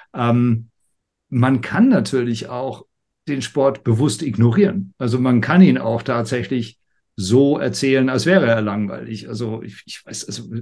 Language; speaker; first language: German; non-native, fluent; English